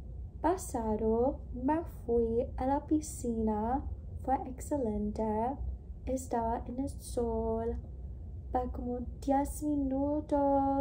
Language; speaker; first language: Spanish; non-native, learner; English